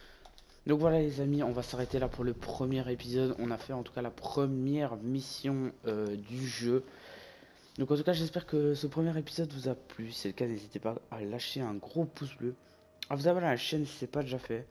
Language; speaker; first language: French; native; French